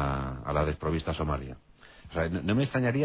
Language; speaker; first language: Spanish; native; Spanish